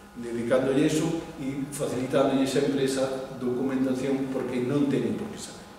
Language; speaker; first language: Spanish; non-native, local second language; Galician